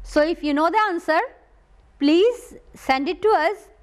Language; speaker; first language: English; non-native, local second language; Urdu